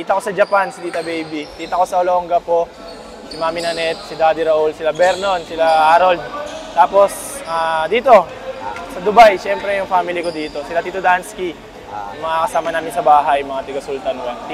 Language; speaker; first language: Filipino; native; Filipino